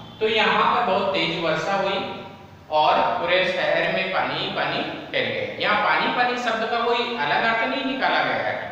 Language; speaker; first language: Hindi; native; Hindi